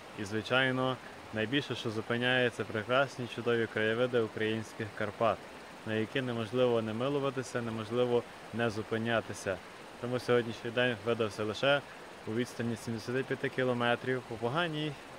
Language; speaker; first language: Ukrainian; native; Ukrainian